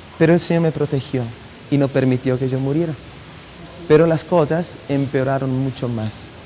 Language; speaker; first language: Spanish; non-native, fluent; Italian